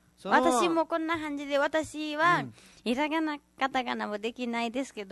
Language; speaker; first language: Japanese; non-native, learner; Nepali